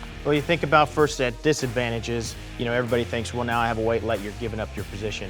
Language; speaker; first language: English; native; English